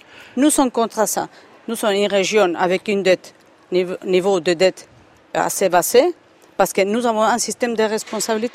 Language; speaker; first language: French; non-native, fluent; Spanish